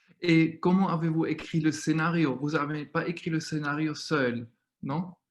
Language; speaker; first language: French; non-native, fluent; German